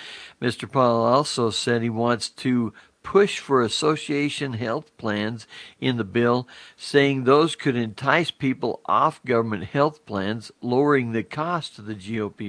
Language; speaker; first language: English; native; English